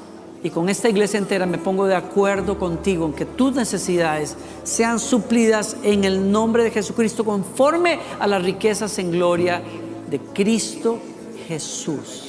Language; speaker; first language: Spanish; native; Spanish